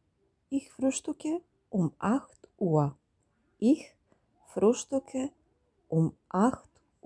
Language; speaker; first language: German; non-native, fluent; Serbian